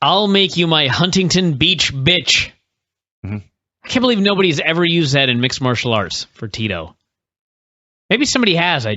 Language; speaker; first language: English; native; English